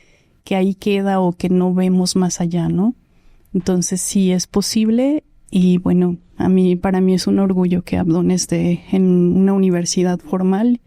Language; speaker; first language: Spanish; native; Spanish